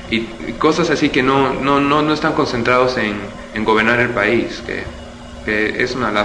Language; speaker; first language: Spanish; early bilingual, heritage; Spanish